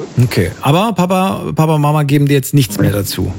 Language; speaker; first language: German; native; German